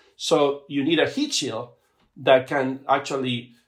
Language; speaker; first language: English; non-native, fluent; Spanish